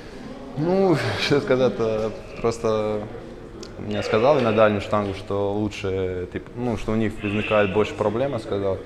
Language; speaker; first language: Russian; non-native, fluent; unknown